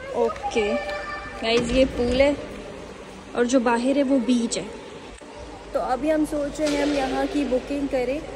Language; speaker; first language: Urdu; native; Urdu